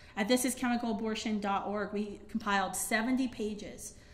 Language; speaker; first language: English; native; English